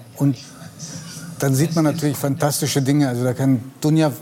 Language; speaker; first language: German; native; German